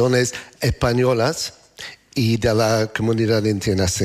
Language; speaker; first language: Spanish; non-native, learner; English